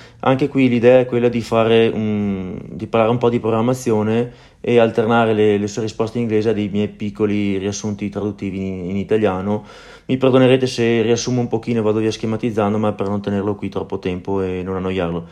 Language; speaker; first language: Italian; native; Italian